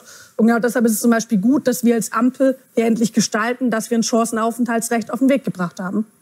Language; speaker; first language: German; native; German